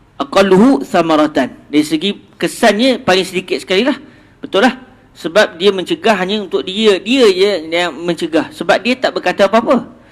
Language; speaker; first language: Malay; native; Malay